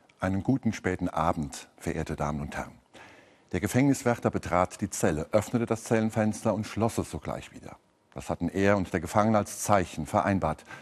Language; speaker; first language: German; native; German